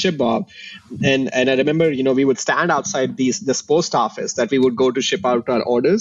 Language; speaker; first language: English; non-native, local second language; Hindi